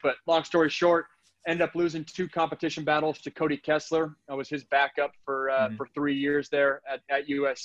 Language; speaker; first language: English; native; English